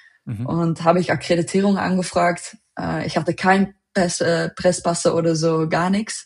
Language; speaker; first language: German; non-native, fluent; Dutch